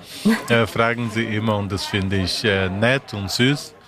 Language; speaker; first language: German; non-native, fluent; Portuguese